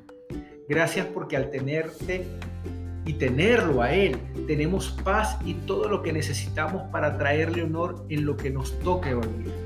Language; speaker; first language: Spanish; native; Spanish